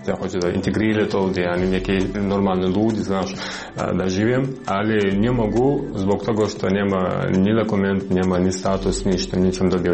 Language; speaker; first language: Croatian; non-native, learner; Chechen